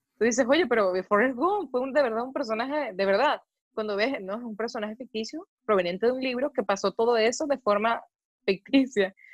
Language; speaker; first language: Spanish; native; Spanish